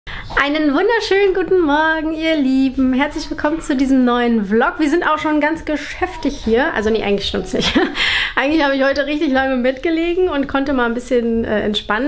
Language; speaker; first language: German; native; German